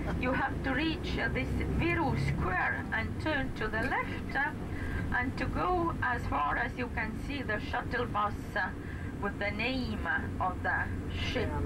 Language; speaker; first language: English; non-native, fluent; Estonian